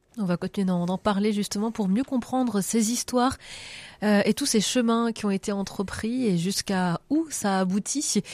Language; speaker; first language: French; native; French